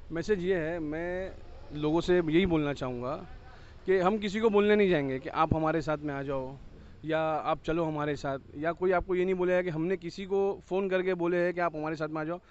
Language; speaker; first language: Hindi; native; Hindi